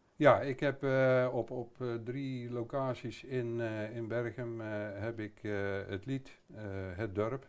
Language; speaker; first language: Dutch; native; Dutch